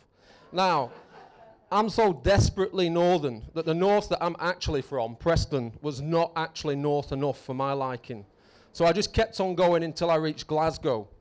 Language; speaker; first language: English; native; English